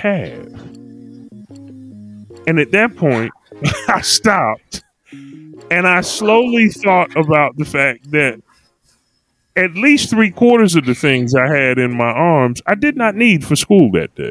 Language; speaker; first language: English; native; English